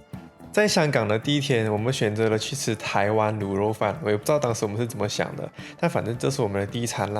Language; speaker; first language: Chinese; native; Chinese